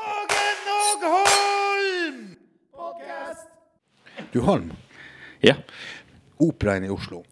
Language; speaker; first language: Norwegian; native; Norwegian